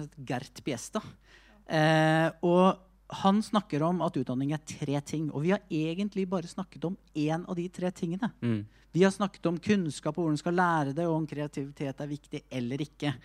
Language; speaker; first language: Norwegian; native; Norwegian